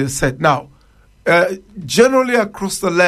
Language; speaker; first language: English; non-native, fluent; Luba-Lulua